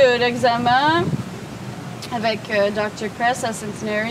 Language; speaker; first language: French; non-native, local second language; English